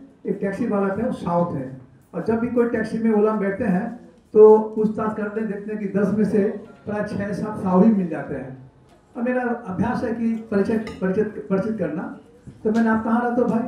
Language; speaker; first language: Hindi; native; Hindi